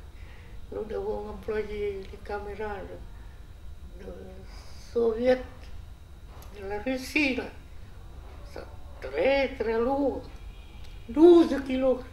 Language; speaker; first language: French; non-native, learner; Vietnamese